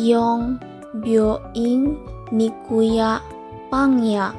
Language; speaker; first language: Japanese; non-native, learner; Indonesian